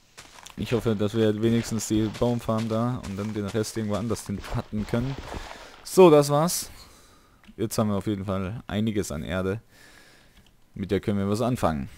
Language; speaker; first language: German; native; German